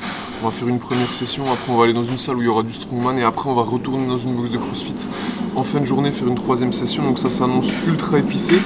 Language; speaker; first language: French; native; French